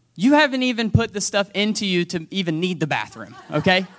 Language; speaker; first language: English; native; English